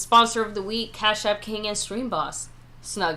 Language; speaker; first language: English; native; English